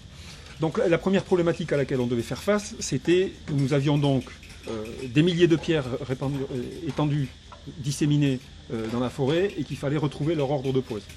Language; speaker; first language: French; native; French